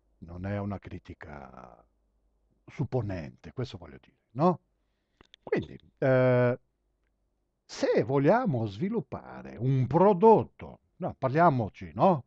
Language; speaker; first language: Italian; early bilingual, heritage; Italian